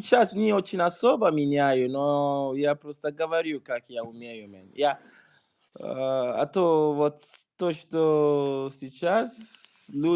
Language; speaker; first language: Russian; non-native, fluent; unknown